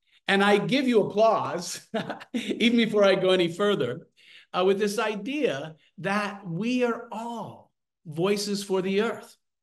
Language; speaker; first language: English; native; English